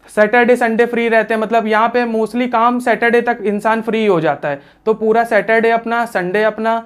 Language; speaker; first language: Hindi; native; Hindi